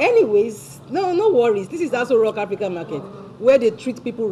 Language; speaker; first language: English; non-native, local second language; Yoruba